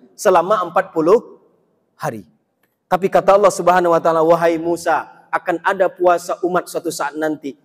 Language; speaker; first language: Indonesian; non-native, local second language; Minangkabau